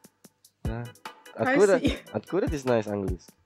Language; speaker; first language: Russian; non-native, learner; Indonesian